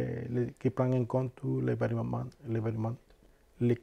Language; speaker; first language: French; non-native, fluent; Spanish